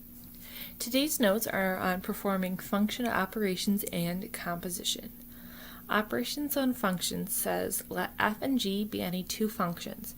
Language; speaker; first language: English; native; English